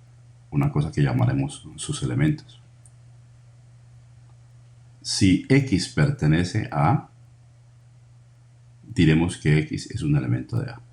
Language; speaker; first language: Spanish; native; Spanish